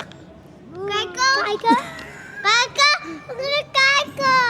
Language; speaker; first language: Dutch; early bilingual, other home language; Persian